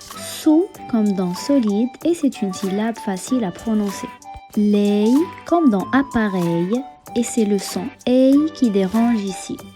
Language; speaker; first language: French; non-native, local second language; Arabic